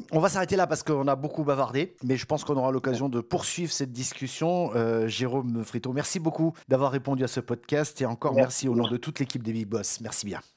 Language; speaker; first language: French; native; French